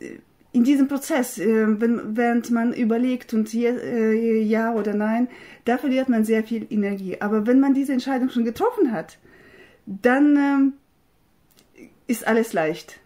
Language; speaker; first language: German; non-native, fluent; Russian